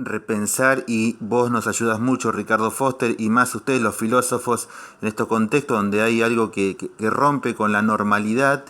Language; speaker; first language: Spanish; native; Spanish